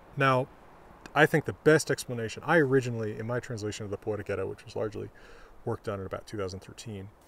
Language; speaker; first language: English; native; English